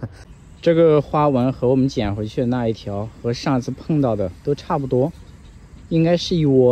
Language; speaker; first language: Chinese; native; Chinese